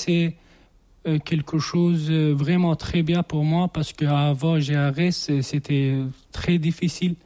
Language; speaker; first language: French; non-native, learner; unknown